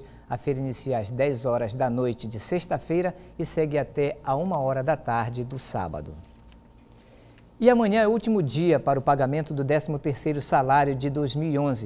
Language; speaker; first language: Portuguese; native; Portuguese